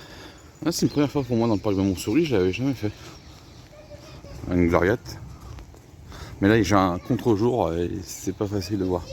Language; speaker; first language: French; native; French